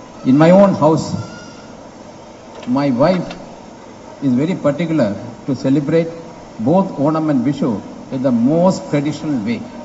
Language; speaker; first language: English; non-native, local second language; Malayalam